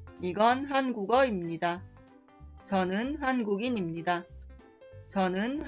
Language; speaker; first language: Korean; non-native, fluent; Spanish